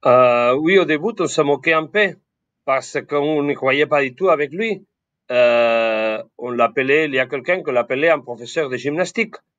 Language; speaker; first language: French; non-native, fluent; Spanish